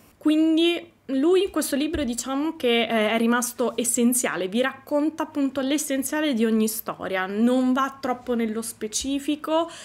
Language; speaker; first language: Italian; native; Italian